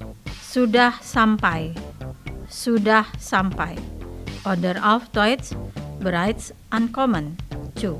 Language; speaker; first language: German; non-native, fluent; Indonesian